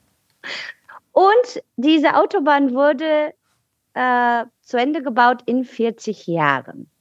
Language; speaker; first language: German; non-native, fluent; Bulgarian